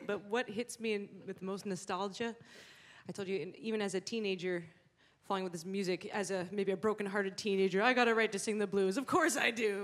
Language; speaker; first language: English; native; English